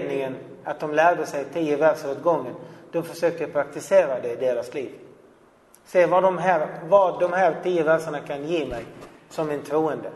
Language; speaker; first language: Swedish; non-native, fluent; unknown